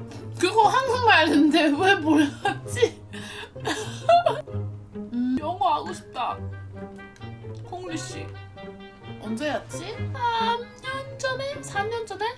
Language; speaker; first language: Korean; non-native, learner; English